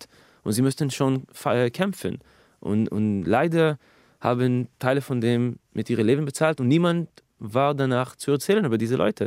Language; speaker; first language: German; non-native, fluent; Hebrew